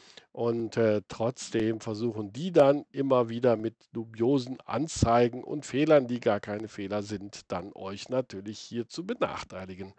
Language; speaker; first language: German; native; German